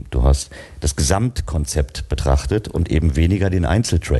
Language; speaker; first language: German; native; German